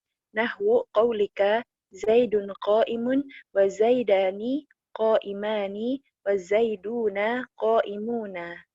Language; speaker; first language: Arabic; non-native, learner; Indonesian